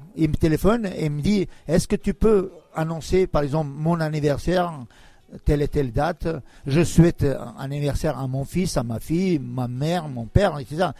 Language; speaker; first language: French; non-native, fluent; Serbian